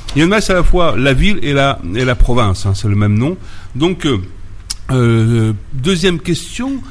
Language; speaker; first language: French; native; French